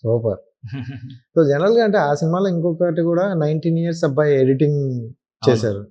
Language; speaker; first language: Telugu; native; Telugu